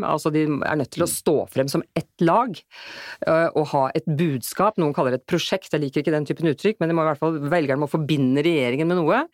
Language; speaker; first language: Norwegian; native; Norwegian